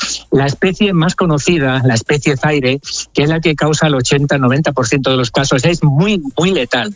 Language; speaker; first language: Spanish; native; Spanish